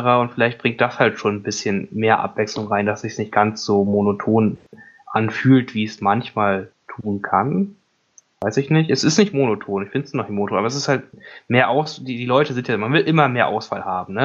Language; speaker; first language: German; native; German